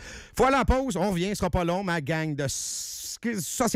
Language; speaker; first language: French; native; French